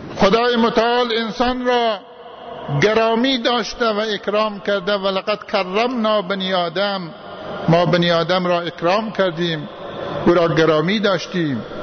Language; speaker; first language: Persian; native; Persian